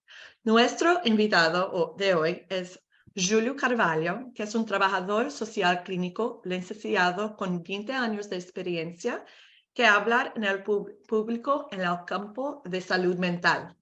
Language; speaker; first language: Spanish; non-native, learner; English